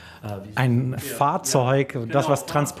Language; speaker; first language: German; native; German